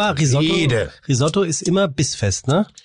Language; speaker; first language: German; native; German